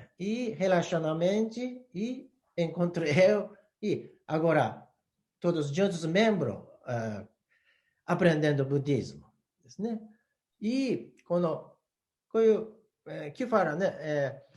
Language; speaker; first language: Portuguese; non-native, learner; Japanese